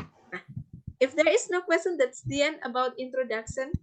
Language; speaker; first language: English; non-native, fluent; Indonesian